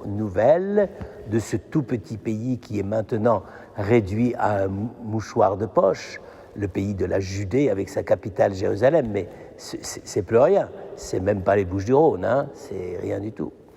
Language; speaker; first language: French; native; French